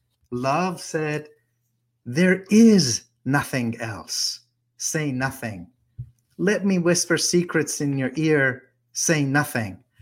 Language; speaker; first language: English; native; English